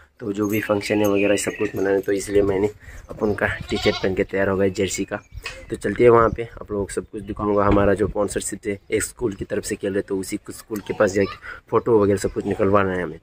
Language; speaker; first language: Hindi; native; Hindi